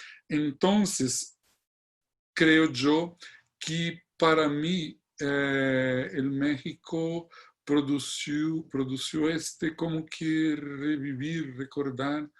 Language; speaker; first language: Spanish; non-native, fluent; Portuguese